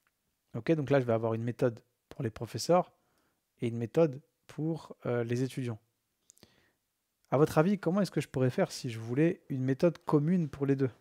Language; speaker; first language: French; native; French